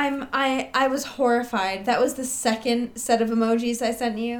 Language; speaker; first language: English; native; English